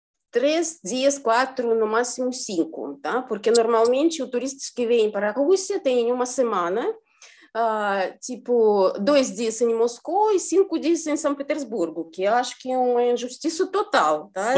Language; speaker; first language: Portuguese; non-native, fluent; Russian